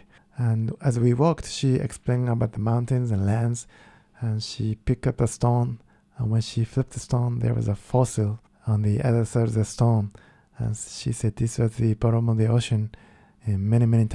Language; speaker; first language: English; non-native, fluent; Japanese